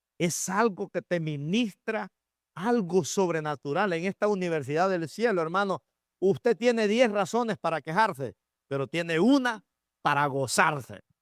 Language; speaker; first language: Spanish; native; Spanish